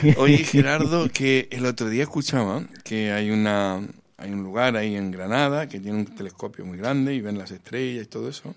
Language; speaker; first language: Spanish; native; Spanish